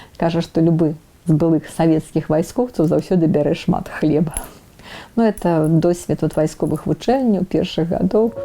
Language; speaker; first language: Belarusian; non-native, local second language; Russian